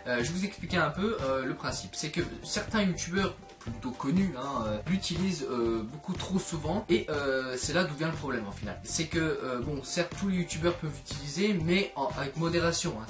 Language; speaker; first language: French; native; French